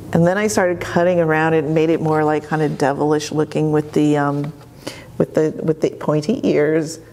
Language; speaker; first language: English; native; English